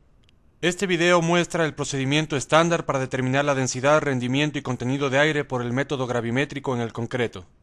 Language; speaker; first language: Spanish; native; Spanish